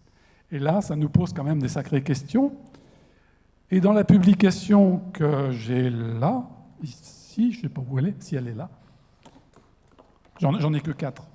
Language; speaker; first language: French; native; French